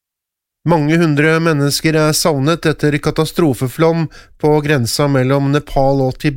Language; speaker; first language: Norwegian; native; Norwegian